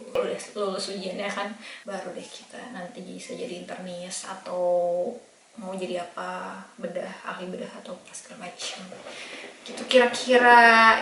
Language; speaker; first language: Indonesian; native; Indonesian